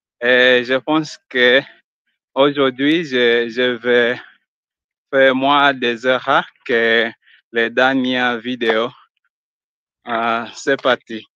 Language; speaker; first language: French; non-native, learner; Swahili